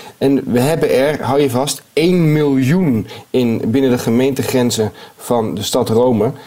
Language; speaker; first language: Dutch; native; Dutch